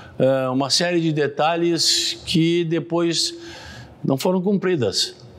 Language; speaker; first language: Portuguese; native; Portuguese